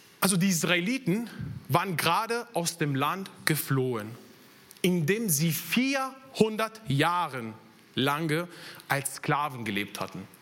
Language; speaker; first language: German; non-native, fluent; Italian